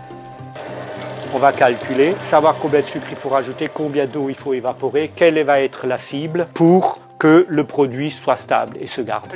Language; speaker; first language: French; native; French